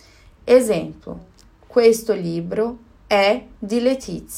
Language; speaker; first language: Italian; non-native, learner; Portuguese